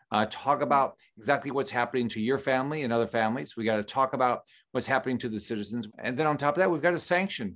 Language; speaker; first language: English; native; English